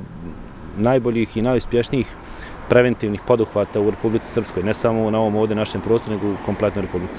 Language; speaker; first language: Bosnian; native; Bosnian